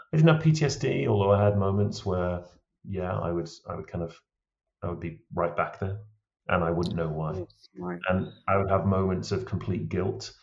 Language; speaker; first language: English; native; English